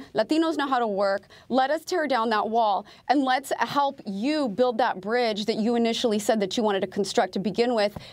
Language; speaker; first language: English; native; English